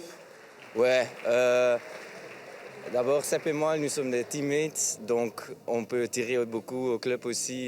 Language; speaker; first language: French; non-native, local second language; Dutch